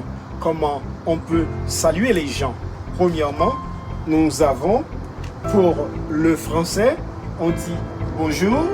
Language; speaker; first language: French; non-native, local second language; Haitian Creole